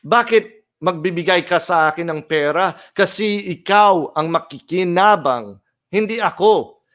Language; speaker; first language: Filipino; non-native, fluent; English